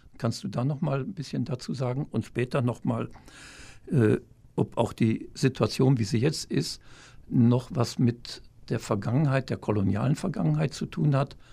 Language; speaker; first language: German; native; German